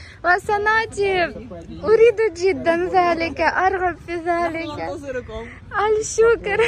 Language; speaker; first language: Arabic; non-native, fluent; Ukrainian